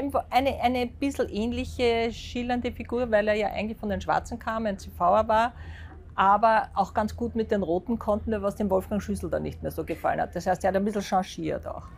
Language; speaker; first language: German; native; German